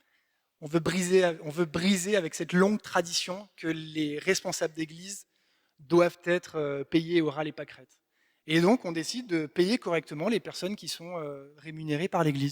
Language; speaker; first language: French; native; French